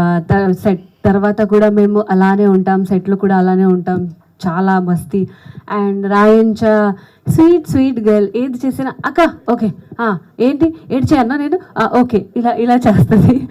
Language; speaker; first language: Telugu; non-native, local second language; Hindi